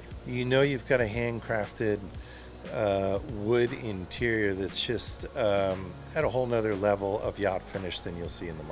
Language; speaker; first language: English; native; English